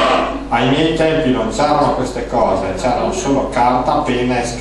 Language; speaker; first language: Italian; native; Italian